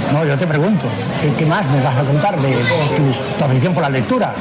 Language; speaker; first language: Spanish; native; Spanish